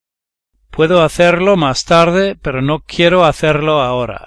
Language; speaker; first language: Spanish; non-native, learner; English